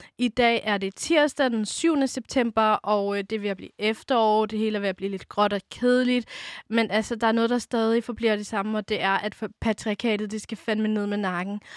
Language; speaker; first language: Danish; early bilingual, other home language; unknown